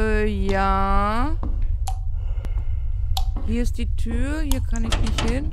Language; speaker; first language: German; native; German